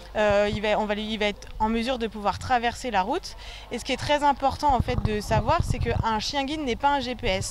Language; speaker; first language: French; native; French